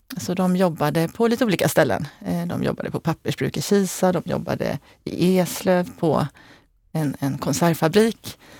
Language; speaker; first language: Swedish; early bilingual, other home language; Hungarian